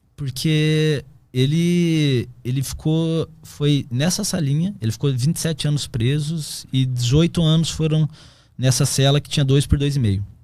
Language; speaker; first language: Portuguese; native; Portuguese